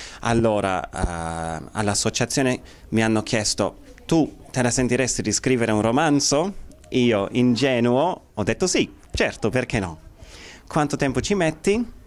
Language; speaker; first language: Italian; non-native, fluent; English